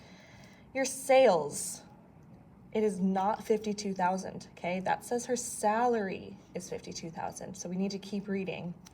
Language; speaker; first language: English; native; English